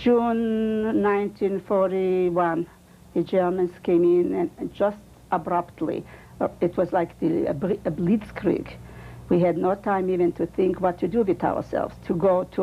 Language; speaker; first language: English; non-native, fluent; Russian